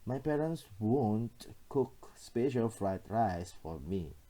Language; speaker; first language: English; non-native, fluent; Indonesian